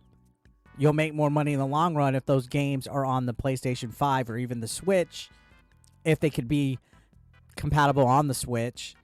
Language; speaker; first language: English; native; English